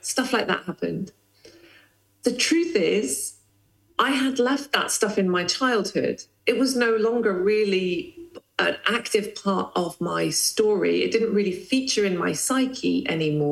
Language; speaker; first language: English; native; English